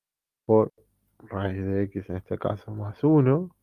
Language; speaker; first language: Spanish; native; Spanish